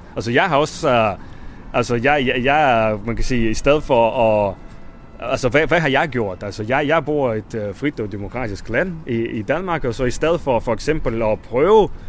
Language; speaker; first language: Danish; non-native, fluent; Russian